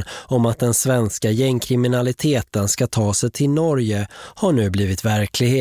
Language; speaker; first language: Swedish; native; Swedish